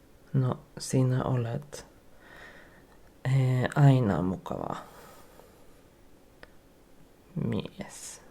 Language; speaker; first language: Finnish; non-native, learner; English